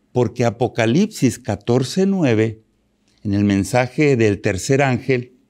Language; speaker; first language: Spanish; native; Spanish